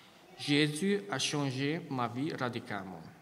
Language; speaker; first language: French; non-native, fluent; Hungarian